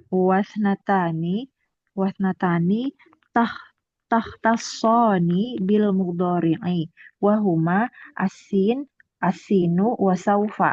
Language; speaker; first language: Arabic; non-native, learner; Indonesian